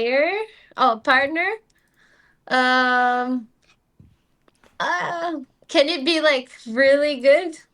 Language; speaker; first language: English; non-native, fluent; Portuguese